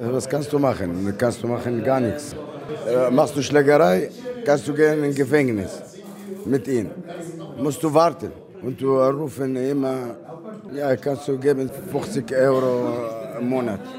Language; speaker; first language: German; non-native, learner; Arabic